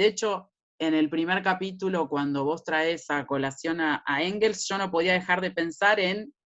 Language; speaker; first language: Spanish; native; Spanish